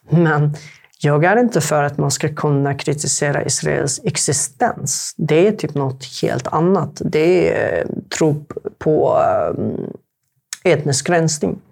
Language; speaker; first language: Swedish; non-native, fluent; Arabic